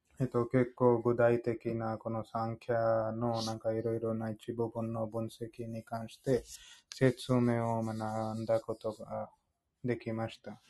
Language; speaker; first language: Japanese; non-native, fluent; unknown